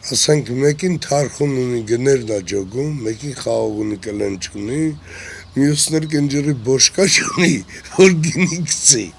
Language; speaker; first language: Armenian; native; Armenian